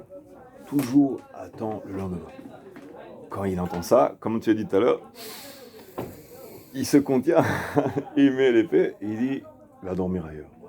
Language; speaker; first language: French; native; French